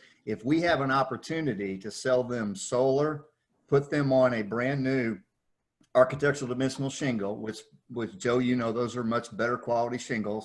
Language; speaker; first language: English; native; English